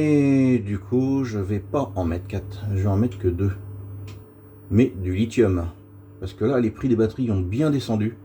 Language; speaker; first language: French; native; French